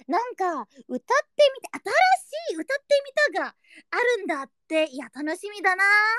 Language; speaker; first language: Japanese; non-native, learner; Indonesian